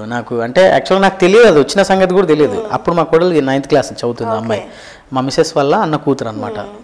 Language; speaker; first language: Telugu; native; Telugu